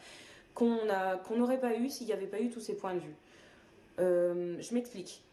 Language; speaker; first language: French; native; French